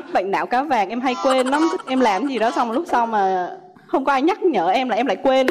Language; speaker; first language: Vietnamese; native; Vietnamese